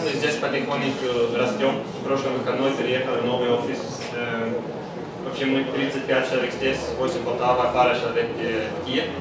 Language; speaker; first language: Russian; non-native, learner; Swedish